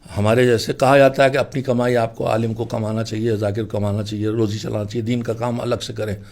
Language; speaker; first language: Urdu; native; Urdu